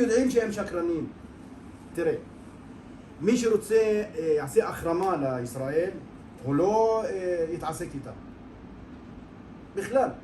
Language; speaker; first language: Hebrew; non-native, local second language; Arabic